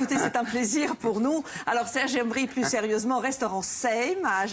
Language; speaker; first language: French; native; French